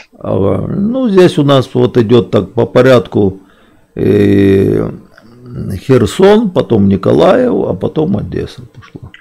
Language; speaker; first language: Russian; native; Russian